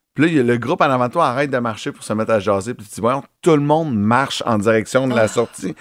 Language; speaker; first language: French; native; French